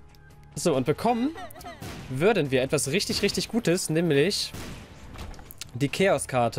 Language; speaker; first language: German; native; German